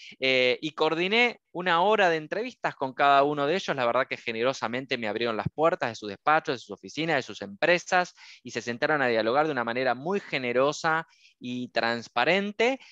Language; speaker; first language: Spanish; native; Spanish